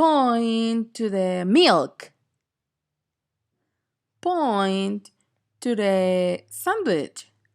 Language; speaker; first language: English; non-native, fluent; Spanish